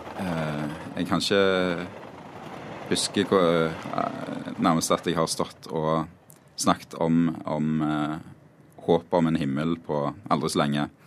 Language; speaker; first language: Norwegian; native; Norwegian